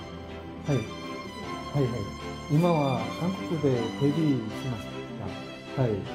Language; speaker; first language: Japanese; non-native, learner; Korean